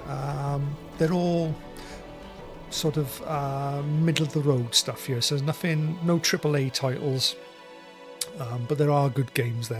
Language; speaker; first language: English; native; English